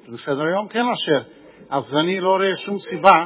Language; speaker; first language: Hebrew; non-native, fluent; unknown